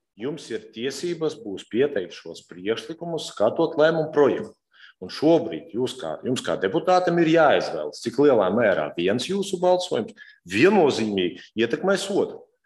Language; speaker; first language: Latvian; non-native, local second language; Russian